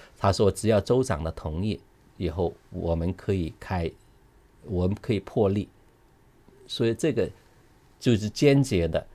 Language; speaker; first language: Chinese; non-native, local second language; Cantonese